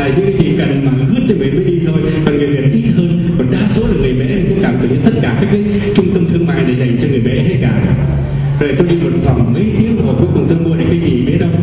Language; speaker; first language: Vietnamese; native; Vietnamese